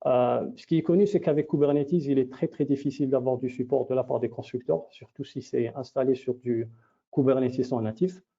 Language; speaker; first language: French; native; French